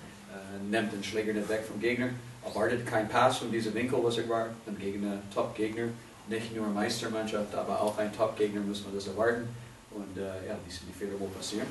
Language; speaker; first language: German; non-native, fluent; English